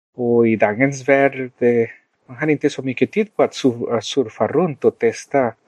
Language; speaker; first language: Swedish; non-native, fluent; Spanish